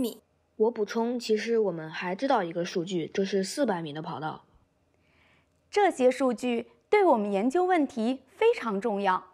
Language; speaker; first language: Chinese; native; Chinese